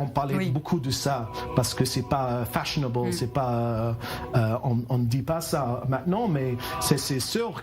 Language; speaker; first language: French; non-native, learner; English